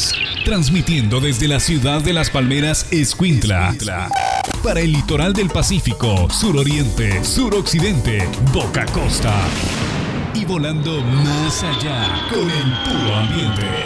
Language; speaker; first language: Spanish; native; Spanish